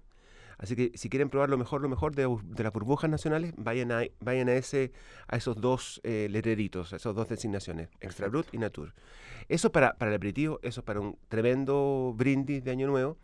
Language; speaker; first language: Spanish; native; Spanish